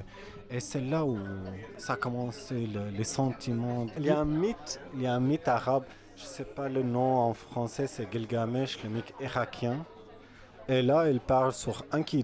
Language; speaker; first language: French; non-native, fluent; Arabic